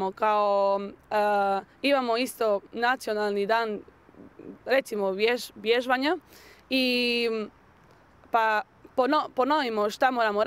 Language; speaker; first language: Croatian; early bilingual, heritage; Spanish